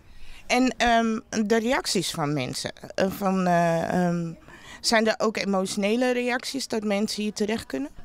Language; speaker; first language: Dutch; native; Dutch